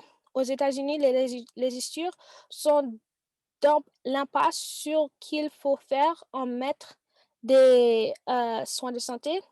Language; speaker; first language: French; non-native, learner; English